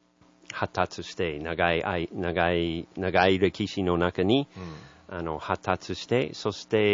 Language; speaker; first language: Japanese; non-native, learner; English